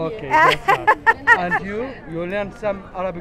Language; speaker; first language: English; non-native, learner; Arabic